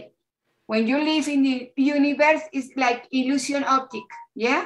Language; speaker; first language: English; non-native, learner; Spanish